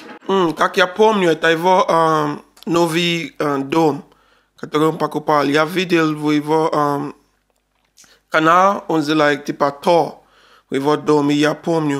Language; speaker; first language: Russian; non-native, learner; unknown